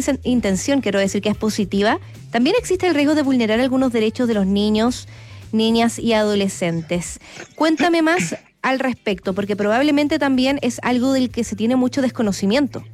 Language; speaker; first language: Spanish; native; Spanish